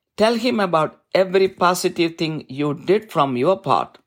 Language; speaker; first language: English; non-native, local second language; Malayalam